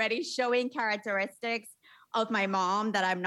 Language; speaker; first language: English; early bilingual, other home language; Spanish